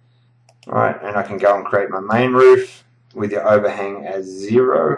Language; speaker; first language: English; native; English